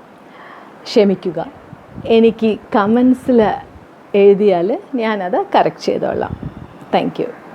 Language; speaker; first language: Malayalam; early bilingual, heritage; Tamil